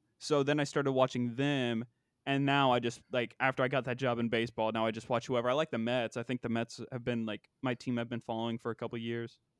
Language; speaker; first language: English; native; English